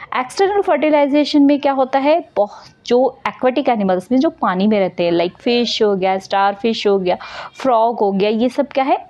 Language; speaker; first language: Hindi; native; Hindi